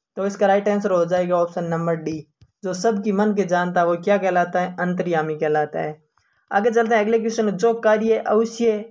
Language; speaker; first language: Hindi; native; Hindi